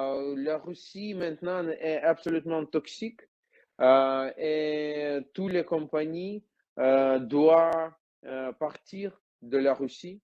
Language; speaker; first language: French; non-native, learner; Ukrainian